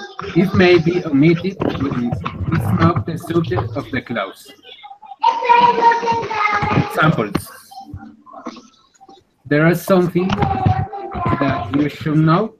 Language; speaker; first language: English; non-native, learner; Spanish